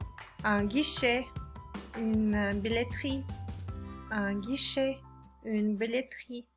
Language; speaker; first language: French; non-native, fluent; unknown